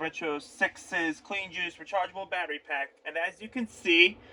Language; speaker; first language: English; native; English